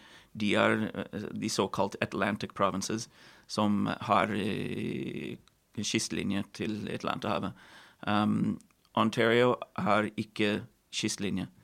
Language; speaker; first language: Norwegian; non-native, fluent; English